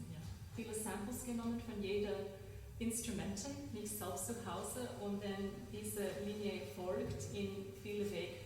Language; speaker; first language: German; non-native, learner; English